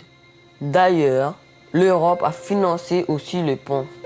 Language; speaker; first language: French; non-native, local second language; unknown